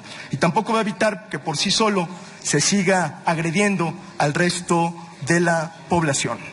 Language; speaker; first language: Spanish; native; Spanish